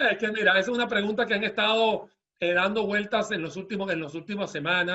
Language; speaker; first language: Spanish; native; Spanish